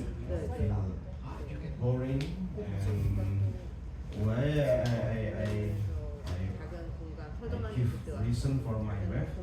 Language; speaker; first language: English; non-native, learner; Indonesian